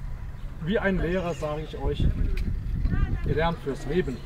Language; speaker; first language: German; non-native, learner; Mongolian